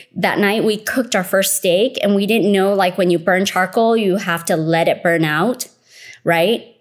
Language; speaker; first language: English; early bilingual, other home language; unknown